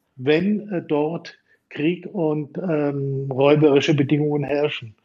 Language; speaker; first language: German; native; German